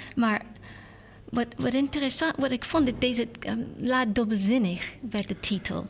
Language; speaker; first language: Dutch; non-native, learner; English